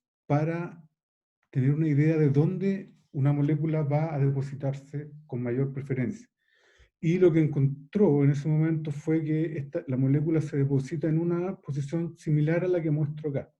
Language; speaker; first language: Spanish; native; Spanish